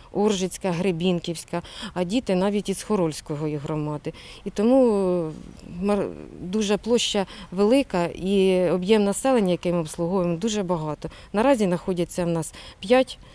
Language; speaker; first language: Ukrainian; native; Ukrainian